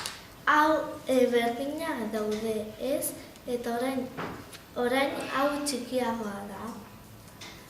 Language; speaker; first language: Basque; non-native, learner; Spanish